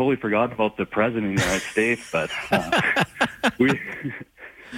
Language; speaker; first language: English; native; English